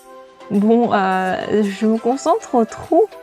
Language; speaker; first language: French; non-native, learner; Korean